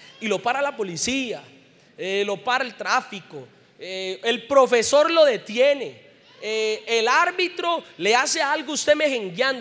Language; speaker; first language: Spanish; native; Spanish